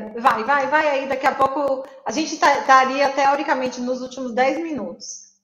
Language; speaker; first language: Portuguese; native; Portuguese